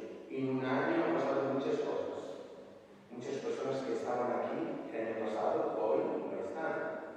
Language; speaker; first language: Spanish; non-native, fluent; Italian